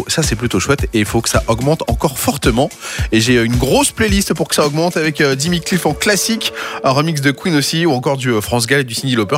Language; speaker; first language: French; native; French